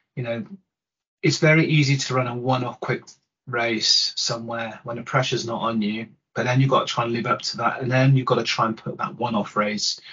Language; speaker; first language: English; native; English